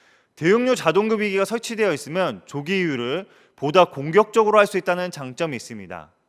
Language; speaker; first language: Korean; native; Korean